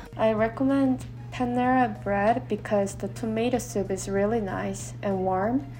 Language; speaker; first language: English; non-native, fluent; Korean